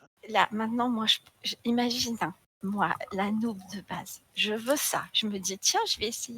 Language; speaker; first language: French; native; French